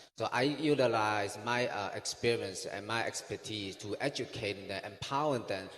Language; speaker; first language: English; non-native, fluent; Chinese